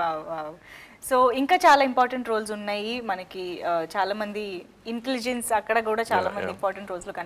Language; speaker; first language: Telugu; native; Telugu